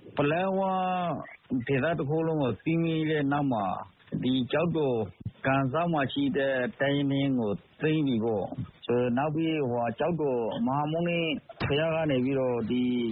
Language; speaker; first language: Burmese; native; Burmese